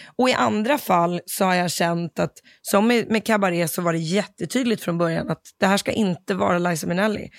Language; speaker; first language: Swedish; early bilingual, other home language; English